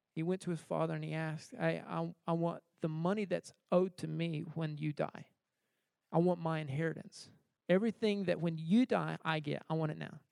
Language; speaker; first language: English; native; English